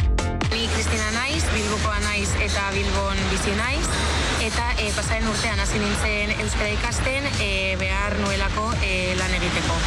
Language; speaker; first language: Basque; non-native, local second language; Spanish